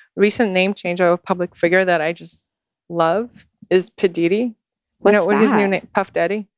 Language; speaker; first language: English; non-native, fluent; Russian